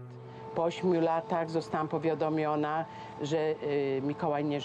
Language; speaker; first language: Polish; native; Polish